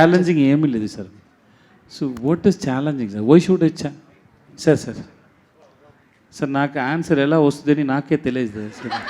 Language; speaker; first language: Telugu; non-native, learner; Tamil